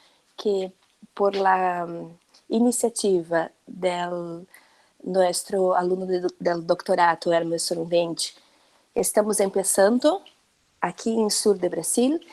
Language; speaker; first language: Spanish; non-native, learner; Portuguese